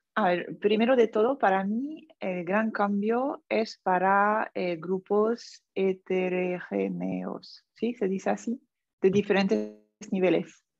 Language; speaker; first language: Spanish; non-native, fluent; French